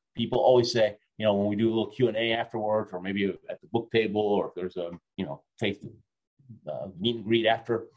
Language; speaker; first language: English; early bilingual, other home language; Spanish